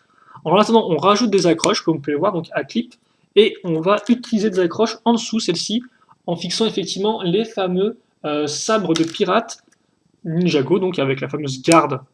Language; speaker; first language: French; native; French